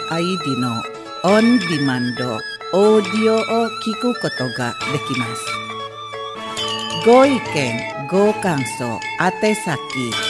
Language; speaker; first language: Japanese; non-native, fluent; Indonesian